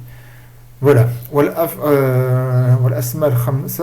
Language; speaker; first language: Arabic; non-native, fluent; French